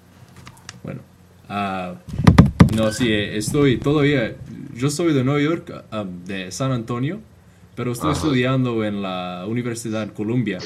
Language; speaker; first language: Spanish; early bilingual, heritage; Spanish